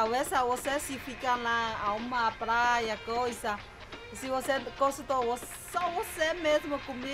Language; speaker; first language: Portuguese; non-native, learner; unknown